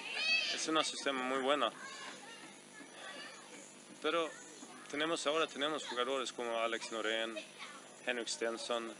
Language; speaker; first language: Spanish; non-native, fluent; Swedish